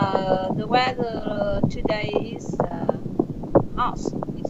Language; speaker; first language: English; non-native, learner; Vietnamese